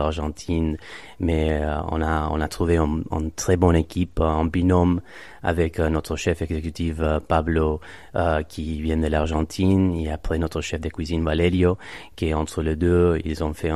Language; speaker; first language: French; non-native, fluent; Spanish